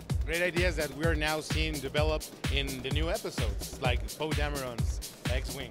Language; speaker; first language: English; non-native, learner; Spanish